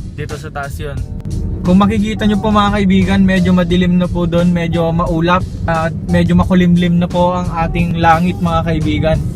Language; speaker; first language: Filipino; non-native, local second language; Iloko